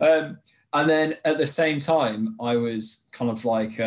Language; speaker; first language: English; native; English